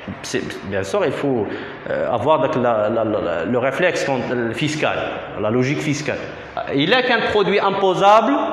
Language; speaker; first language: French; non-native, local second language; Arabic